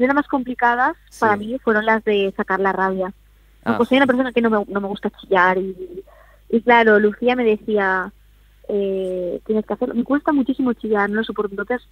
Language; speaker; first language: Spanish; native; Spanish